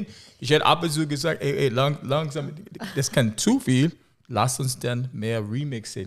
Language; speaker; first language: German; non-native, learner; English